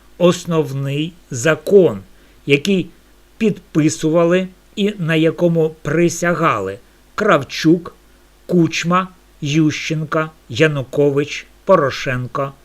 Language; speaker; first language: Ukrainian; non-native, local second language; Russian